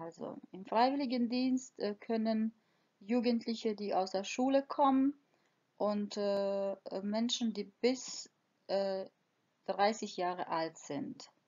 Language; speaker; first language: German; non-native, fluent; Croatian